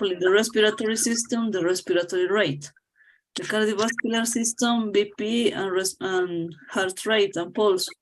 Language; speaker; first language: English; non-native, fluent; Spanish